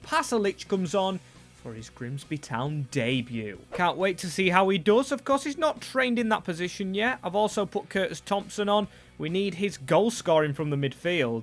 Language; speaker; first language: English; native; English